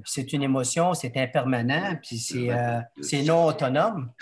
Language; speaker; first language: French; native; French